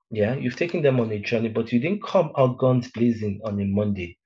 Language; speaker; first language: English; native; English